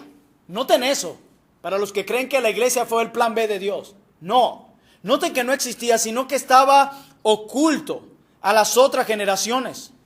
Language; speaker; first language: Spanish; native; Spanish